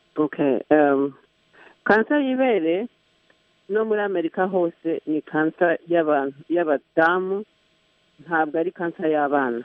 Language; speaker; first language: Kinyarwanda; early bilingual, heritage; Kinyarwanda